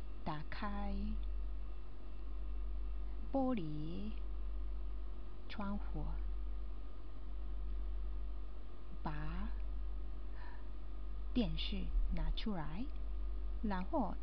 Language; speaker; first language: Chinese; non-native, learner; Japanese